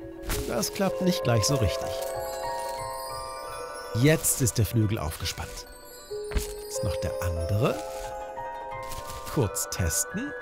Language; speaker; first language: German; native; German